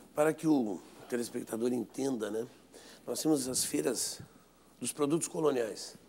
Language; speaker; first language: Portuguese; native; Portuguese